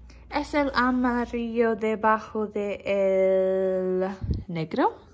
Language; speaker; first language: Spanish; non-native, learner; English